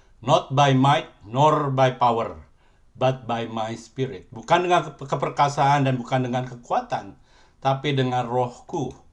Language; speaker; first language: Indonesian; native; Indonesian